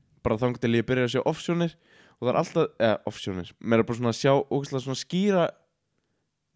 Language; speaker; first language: Icelandic; native; Icelandic